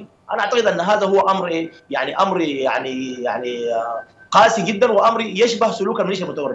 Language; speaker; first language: Arabic; native; Arabic